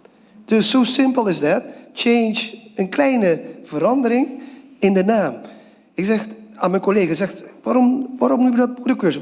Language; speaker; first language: Dutch; non-native, local second language; Papiamento